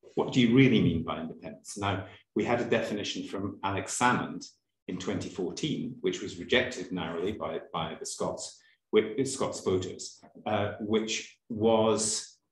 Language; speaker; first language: English; native; English